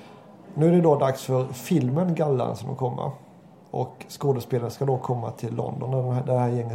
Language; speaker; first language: Swedish; native; Swedish